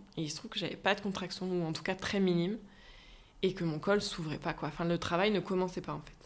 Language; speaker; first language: French; native; French